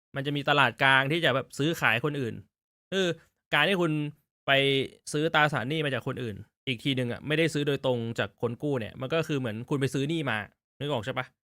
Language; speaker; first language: Thai; native; Thai